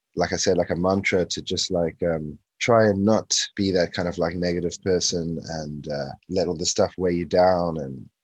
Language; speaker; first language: English; native; English